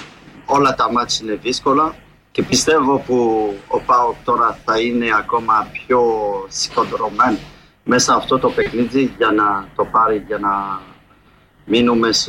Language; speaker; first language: Greek; non-native, fluent; French